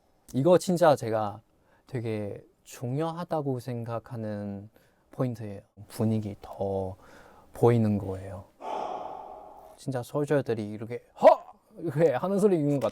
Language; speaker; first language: Korean; non-native, fluent; Chinese